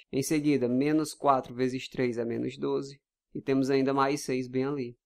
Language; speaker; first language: Portuguese; native; Portuguese